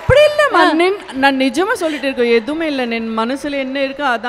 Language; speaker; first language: Tamil; non-native, learner; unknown